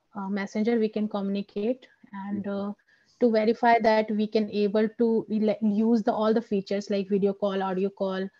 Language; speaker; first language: English; non-native, local second language; Hindi